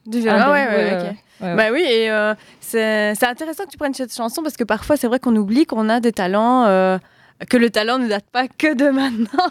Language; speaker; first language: French; native; French